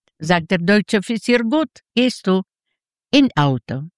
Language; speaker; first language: German; non-native, learner; Yiddish